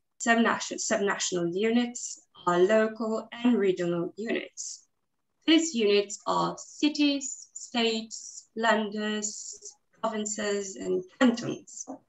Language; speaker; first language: English; non-native, fluent; Portuguese